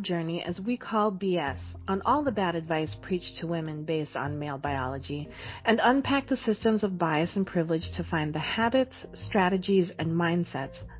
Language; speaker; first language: English; native; English